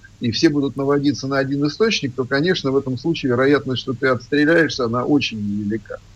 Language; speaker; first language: Russian; native; Russian